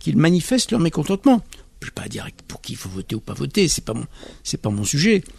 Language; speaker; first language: French; native; French